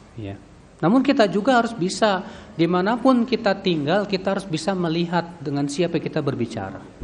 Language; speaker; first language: Indonesian; native; Indonesian